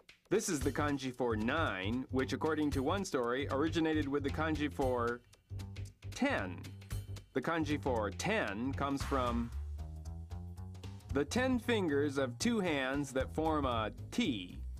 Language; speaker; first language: English; native; English